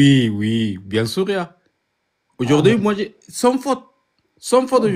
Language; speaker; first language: French; non-native, learner; Arabic